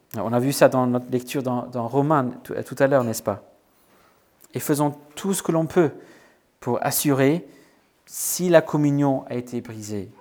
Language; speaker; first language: French; non-native, fluent; English